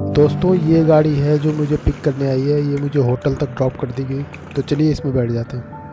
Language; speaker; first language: Hindi; native; Hindi